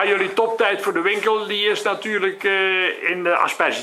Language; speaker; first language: Dutch; native; Dutch